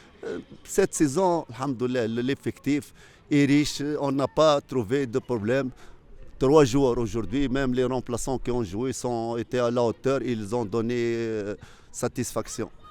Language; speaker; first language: French; non-native, fluent; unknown